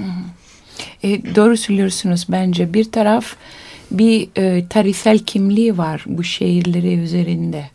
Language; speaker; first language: Turkish; non-native, learner; Italian